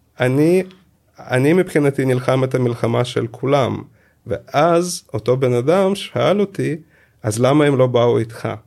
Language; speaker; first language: Hebrew; early bilingual, other home language; Russian